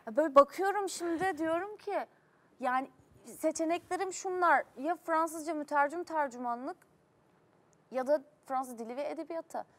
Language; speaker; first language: Turkish; native; Turkish